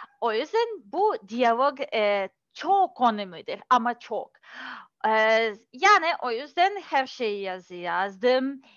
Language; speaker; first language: Turkish; non-native, learner; Russian